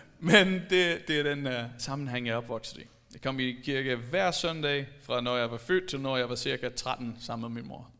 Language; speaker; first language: Danish; non-native, fluent; English